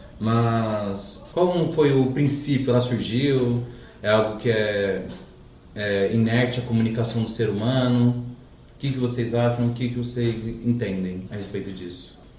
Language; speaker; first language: Portuguese; native; Portuguese